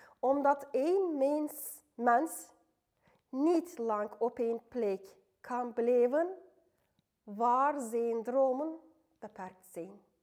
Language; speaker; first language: Dutch; non-native, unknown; Turkish